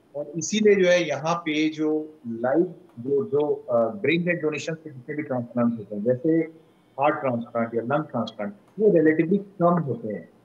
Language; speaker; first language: Hindi; native; Hindi